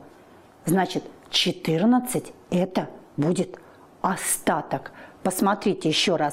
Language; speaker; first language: Russian; native; Russian